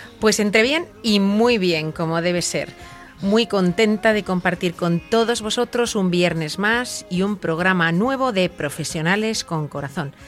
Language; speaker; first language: Spanish; native; Spanish